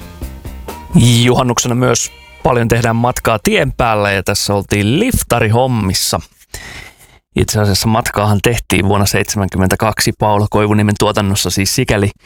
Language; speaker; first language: Finnish; native; Finnish